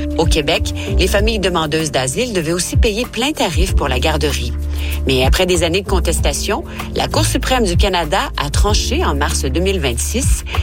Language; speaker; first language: French; native; French